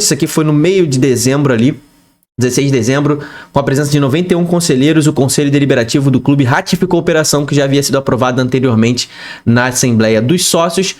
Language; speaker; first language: Portuguese; native; Portuguese